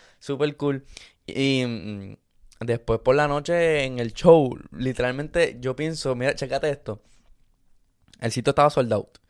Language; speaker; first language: Spanish; early bilingual, other home language; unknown